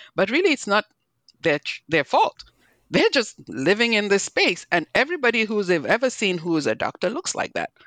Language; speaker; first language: English; non-native, local second language; Igbo